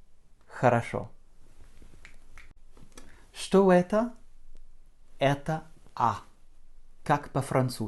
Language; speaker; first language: Russian; non-native, fluent; French